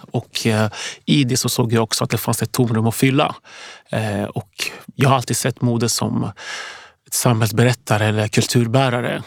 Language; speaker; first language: Swedish; early bilingual, other home language; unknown